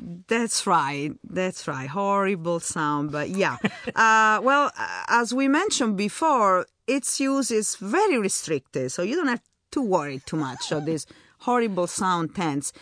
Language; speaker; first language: English; non-native, fluent; Italian